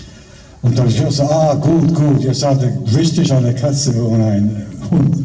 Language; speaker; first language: German; non-native, fluent; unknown